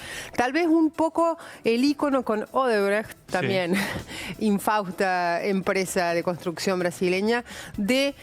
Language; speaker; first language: Spanish; native; Spanish